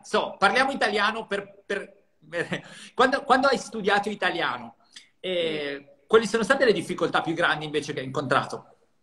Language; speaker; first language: Italian; native; Italian